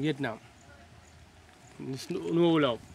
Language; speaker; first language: German; non-native, learner; Sinhala